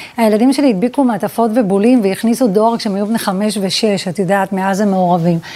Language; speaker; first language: Hebrew; early bilingual, other home language; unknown